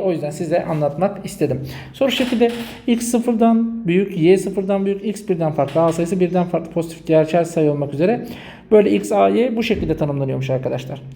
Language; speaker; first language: Turkish; native; Turkish